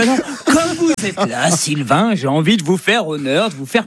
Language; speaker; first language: French; native; French